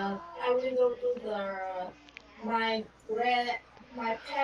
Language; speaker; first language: English; non-native, learner; Vietnamese